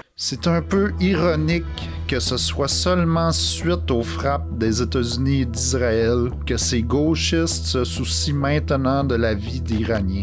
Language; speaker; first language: French; native; French